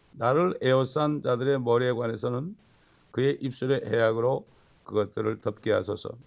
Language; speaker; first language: Korean; native; Korean